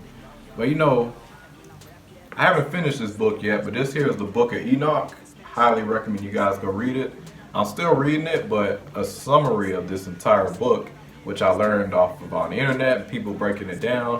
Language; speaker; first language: English; native; English